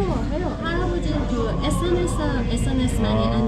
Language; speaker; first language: Korean; non-native, learner; Persian